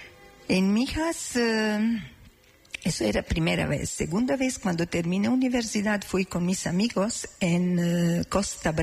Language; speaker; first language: Spanish; non-native, fluent; Serbian